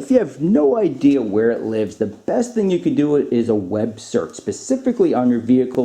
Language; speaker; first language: English; native; English